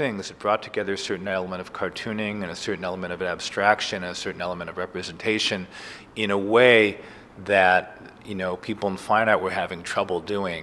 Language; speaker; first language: English; native; English